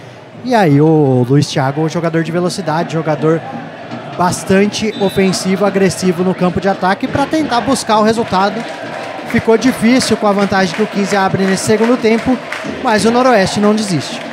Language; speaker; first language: Portuguese; native; Portuguese